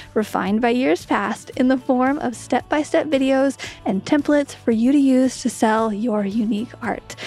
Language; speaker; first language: English; native; English